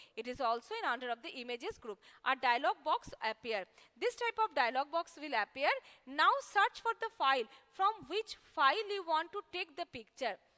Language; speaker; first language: English; non-native, local second language; Bangla